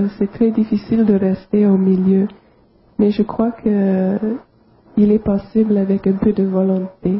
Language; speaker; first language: French; non-native, local second language; English